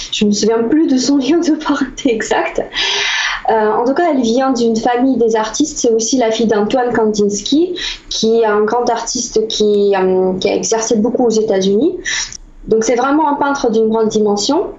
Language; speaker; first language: French; non-native, fluent; Russian